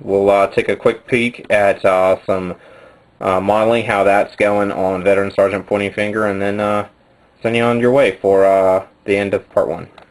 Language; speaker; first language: English; native; English